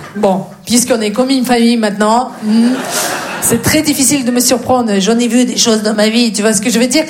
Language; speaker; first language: French; non-native, fluent; Russian